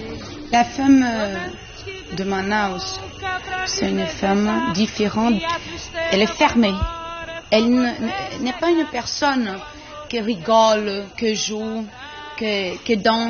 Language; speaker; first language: French; non-native, learner; Portuguese